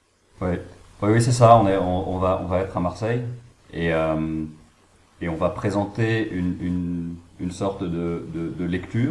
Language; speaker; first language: French; native; French